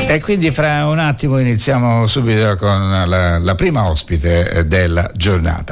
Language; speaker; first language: Italian; native; Italian